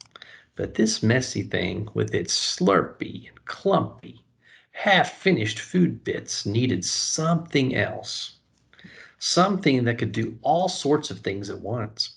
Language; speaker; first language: English; native; English